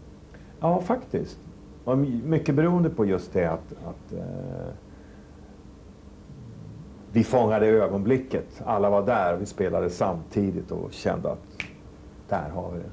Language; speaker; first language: Swedish; native; Swedish